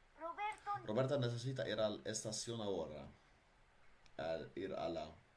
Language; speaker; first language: Spanish; non-native, learner; Dutch